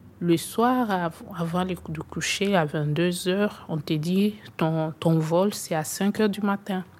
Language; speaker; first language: French; non-native, local second language; Swahili